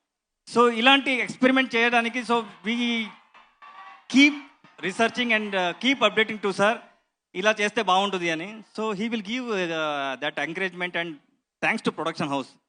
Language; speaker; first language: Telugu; non-native, learner; Kannada